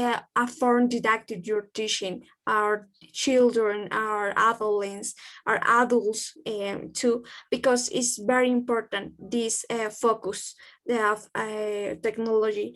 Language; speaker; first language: English; non-native, learner; Spanish